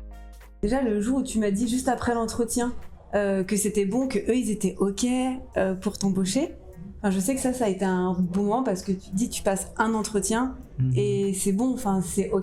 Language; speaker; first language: French; native; French